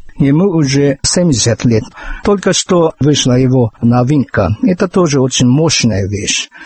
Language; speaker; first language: Russian; non-native, fluent; Japanese